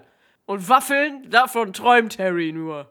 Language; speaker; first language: German; native; German